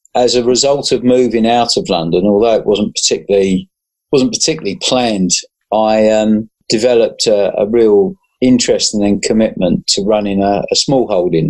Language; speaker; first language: English; native; English